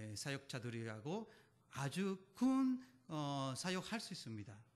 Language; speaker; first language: Korean; non-native, learner; Spanish